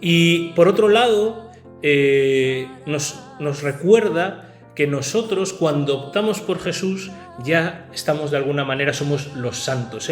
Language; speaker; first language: Spanish; native; Spanish